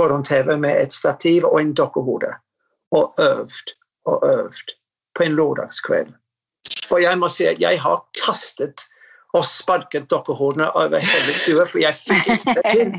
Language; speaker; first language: Norwegian; non-native, fluent; English